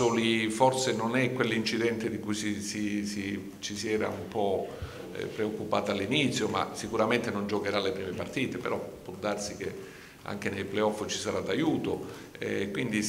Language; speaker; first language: Italian; native; Italian